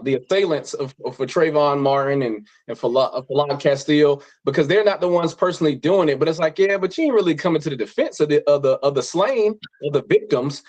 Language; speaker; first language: English; native; English